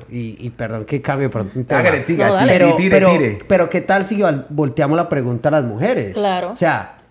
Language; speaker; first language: Spanish; early bilingual, heritage; Spanish